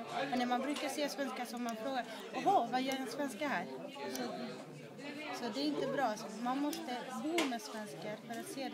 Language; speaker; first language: Swedish; non-native, fluent; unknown